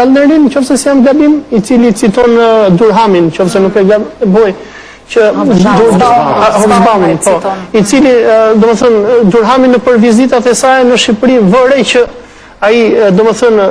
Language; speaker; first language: Albanian; native; Albanian